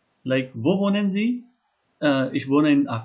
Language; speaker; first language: German; non-native, learner; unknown